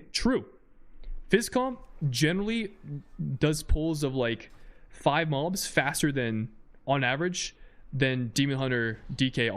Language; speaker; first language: English; native; English